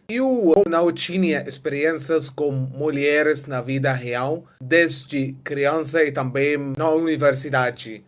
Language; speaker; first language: Portuguese; non-native, fluent; Arabic